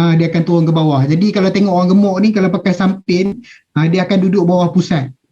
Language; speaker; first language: Malay; native; Malay